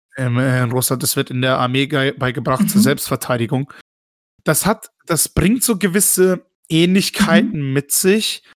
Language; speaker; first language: German; early bilingual, other home language; Russian